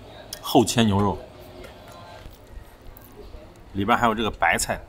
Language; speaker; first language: Chinese; native; Chinese